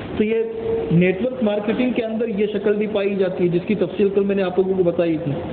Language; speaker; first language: Urdu; non-native, local second language; Gujarati